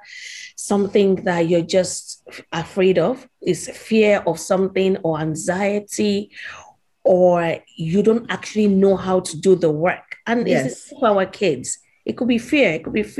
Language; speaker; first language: English; non-native, local second language; Yoruba